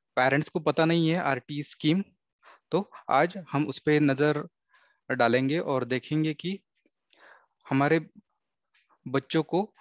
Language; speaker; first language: Hindi; non-native, local second language; Marathi